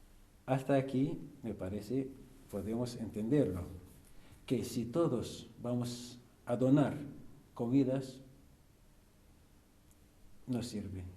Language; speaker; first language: Spanish; non-native, fluent; Arabic